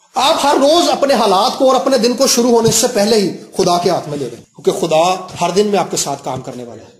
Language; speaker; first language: Urdu; non-native, local second language; Punjabi